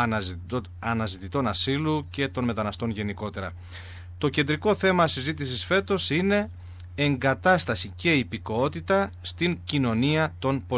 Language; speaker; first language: Greek; native; Greek